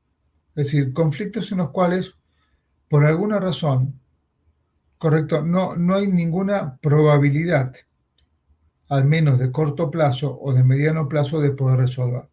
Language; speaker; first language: Spanish; native; Spanish